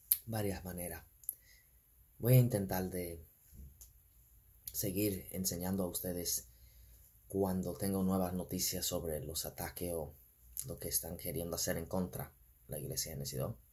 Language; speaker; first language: Spanish; non-native, fluent; English